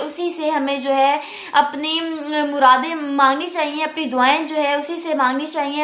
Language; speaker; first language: Urdu; native; Urdu